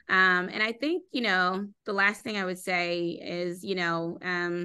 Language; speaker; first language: English; native; English